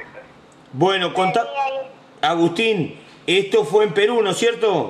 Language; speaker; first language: Spanish; native; Spanish